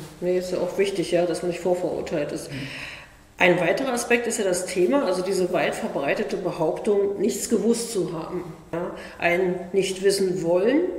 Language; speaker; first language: German; native; German